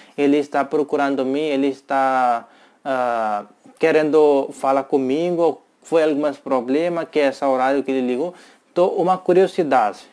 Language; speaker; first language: Portuguese; non-native, learner; Hindi